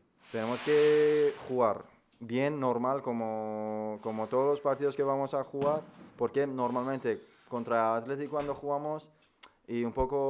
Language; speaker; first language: Spanish; non-native, fluent; Persian